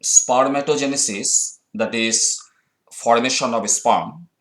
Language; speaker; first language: English; non-native, local second language; Bangla